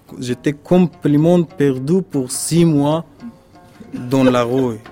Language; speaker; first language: French; non-native, learner; Persian